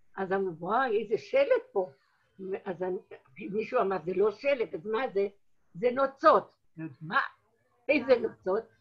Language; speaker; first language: Hebrew; early bilingual, other home language; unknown